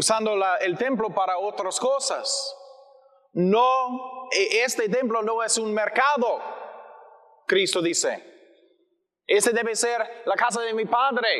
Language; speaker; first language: Spanish; non-native, learner; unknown